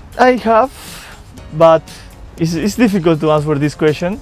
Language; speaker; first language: English; non-native, fluent; Spanish